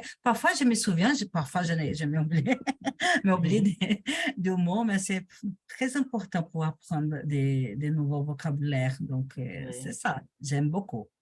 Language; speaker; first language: French; non-native, learner; Portuguese